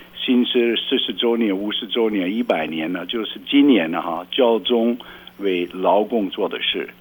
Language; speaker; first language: Chinese; non-native, fluent; Dutch